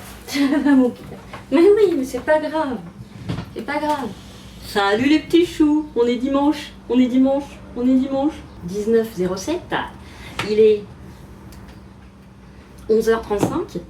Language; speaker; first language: French; native; French